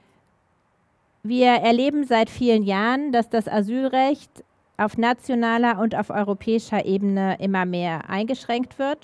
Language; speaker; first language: German; native; German